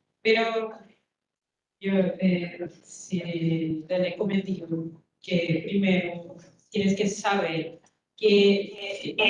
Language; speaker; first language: Spanish; non-native, learner; Korean